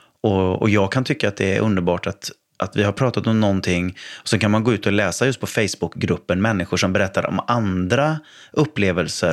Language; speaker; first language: Swedish; native; Swedish